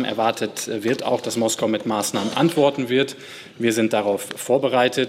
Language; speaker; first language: German; native; German